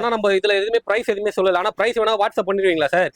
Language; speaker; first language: Tamil; native; Tamil